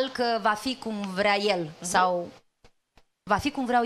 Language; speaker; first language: Romanian; native; Romanian